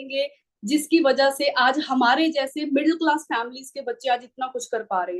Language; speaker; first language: Hindi; non-native, local second language; Punjabi